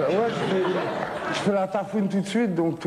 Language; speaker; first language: French; native; French